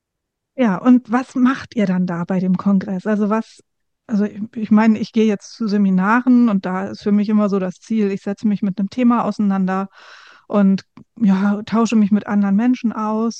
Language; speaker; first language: German; native; German